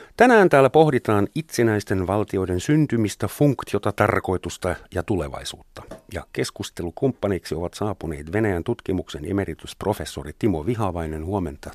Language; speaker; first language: Finnish; non-native, fluent; German